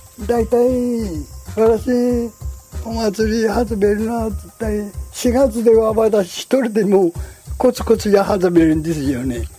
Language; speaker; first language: Japanese; native; Japanese